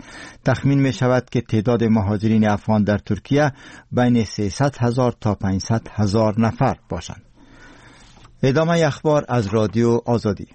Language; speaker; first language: Persian; native; Persian